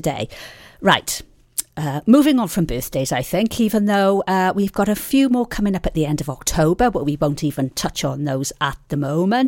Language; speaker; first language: English; native; English